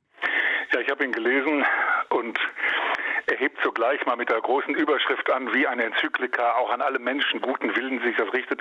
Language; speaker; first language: German; native; German